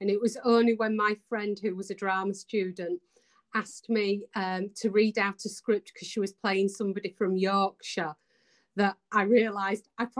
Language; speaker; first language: English; native; English